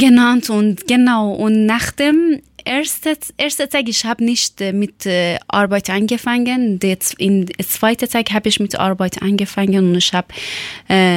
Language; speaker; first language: German; non-native, learner; Persian